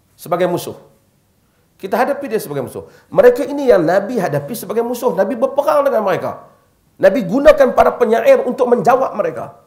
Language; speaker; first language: Malay; native; Malay